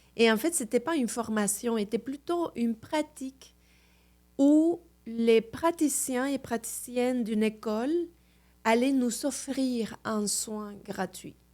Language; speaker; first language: French; non-native, fluent; Spanish